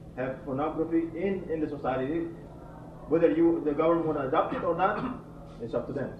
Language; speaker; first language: English; non-native, fluent; Indonesian